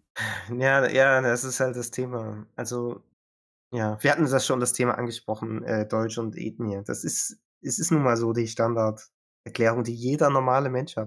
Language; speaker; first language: German; native; German